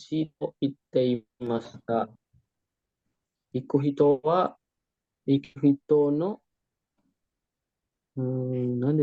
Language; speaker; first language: Japanese; non-native, learner; Indonesian